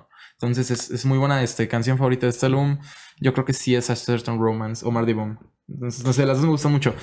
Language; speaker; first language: Spanish; native; Spanish